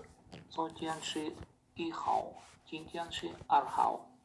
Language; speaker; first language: Chinese; non-native, learner; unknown